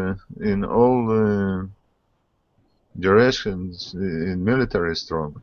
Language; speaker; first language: English; non-native, learner; Russian